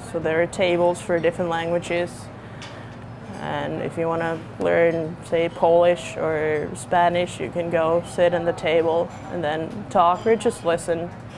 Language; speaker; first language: English; non-native, fluent; Finnish